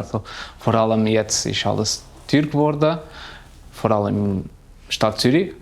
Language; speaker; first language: German; non-native, learner; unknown